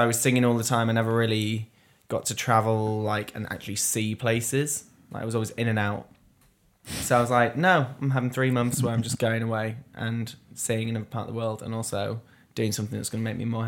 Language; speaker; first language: English; native; English